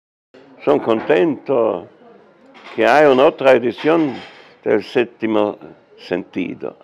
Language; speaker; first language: Spanish; non-native, learner; German